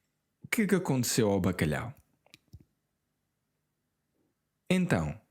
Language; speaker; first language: Portuguese; non-native, fluent; English